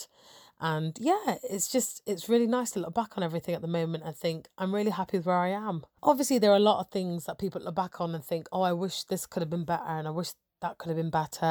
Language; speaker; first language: English; native; English